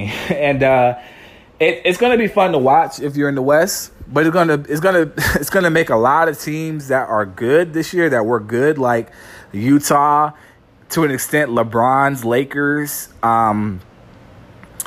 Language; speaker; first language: English; native; English